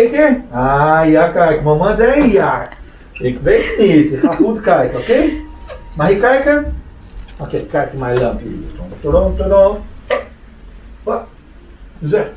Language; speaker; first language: Dutch; non-native, learner; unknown